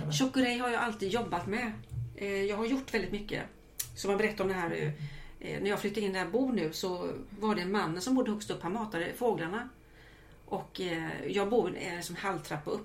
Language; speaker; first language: Swedish; native; Swedish